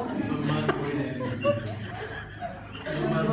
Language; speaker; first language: Turkish; non-native, learner; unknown